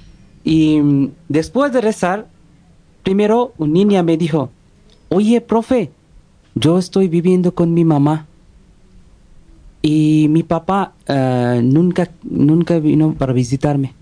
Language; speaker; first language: Spanish; non-native, learner; Bangla